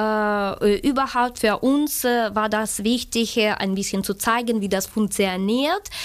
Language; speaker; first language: German; non-native, learner; Ukrainian